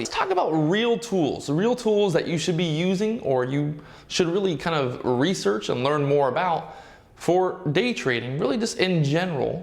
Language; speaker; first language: English; native; English